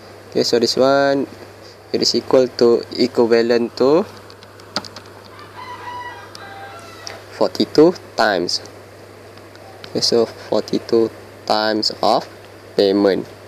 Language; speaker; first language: English; non-native, local second language; Malay